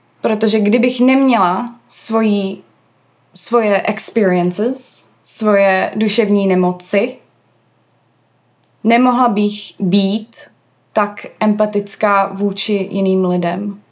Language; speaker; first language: Czech; early bilingual, other home language; English